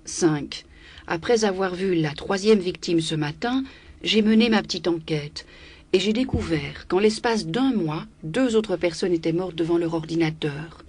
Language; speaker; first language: French; native; French